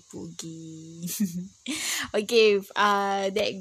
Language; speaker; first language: English; non-native, learner; Malay